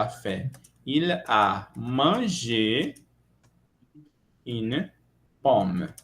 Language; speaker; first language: French; non-native, fluent; Portuguese